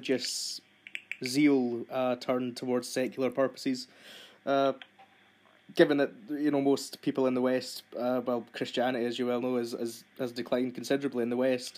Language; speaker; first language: English; native; English